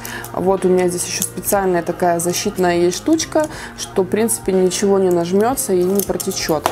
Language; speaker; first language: Russian; native; Russian